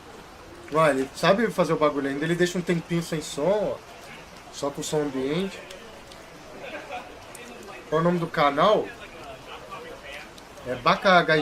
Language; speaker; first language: Portuguese; native; Portuguese